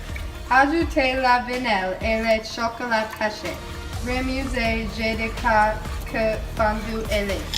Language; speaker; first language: French; non-native, learner; English